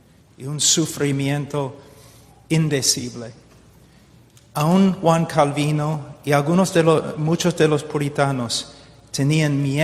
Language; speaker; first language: Spanish; non-native, fluent; English